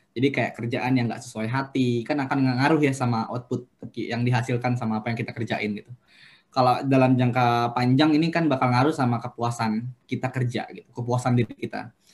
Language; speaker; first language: Indonesian; native; Indonesian